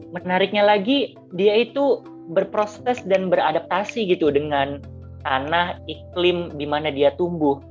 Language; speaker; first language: Indonesian; native; Indonesian